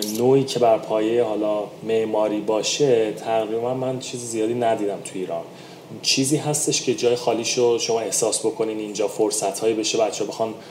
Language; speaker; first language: Persian; native; Persian